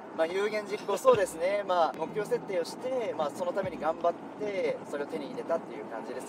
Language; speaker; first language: Japanese; native; Japanese